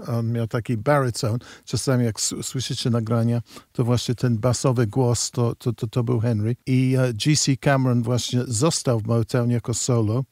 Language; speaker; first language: Polish; non-native, fluent; English